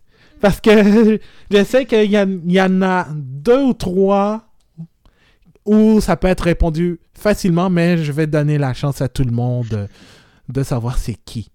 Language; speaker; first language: French; native; French